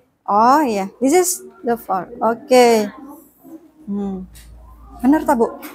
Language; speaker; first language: English; non-native, learner; Indonesian